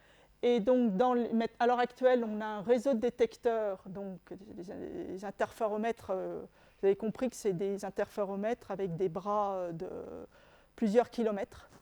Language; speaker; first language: French; native; French